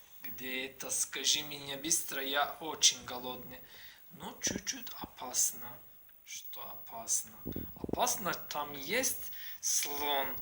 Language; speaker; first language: Russian; non-native, learner; Turkish